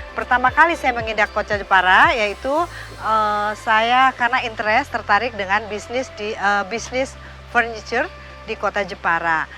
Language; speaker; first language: Indonesian; native; Indonesian